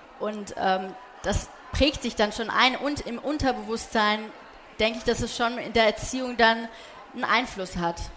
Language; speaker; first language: German; early bilingual, other home language; Polish